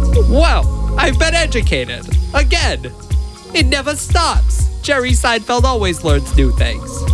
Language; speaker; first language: English; native; English